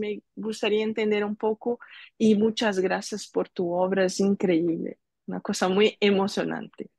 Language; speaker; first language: Spanish; non-native, fluent; Portuguese